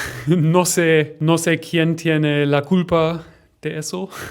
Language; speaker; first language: Spanish; non-native, learner; German